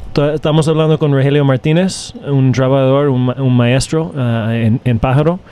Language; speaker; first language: Spanish; non-native, fluent; English